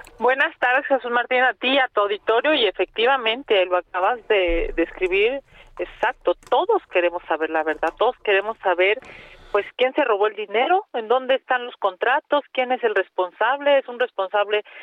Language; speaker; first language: Spanish; native; Spanish